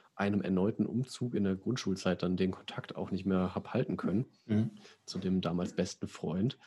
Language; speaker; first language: German; native; German